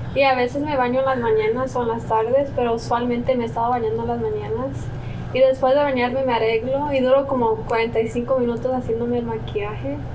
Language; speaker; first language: Spanish; early bilingual, other home language; English